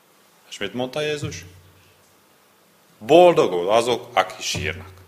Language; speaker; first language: Hungarian; non-native, learner; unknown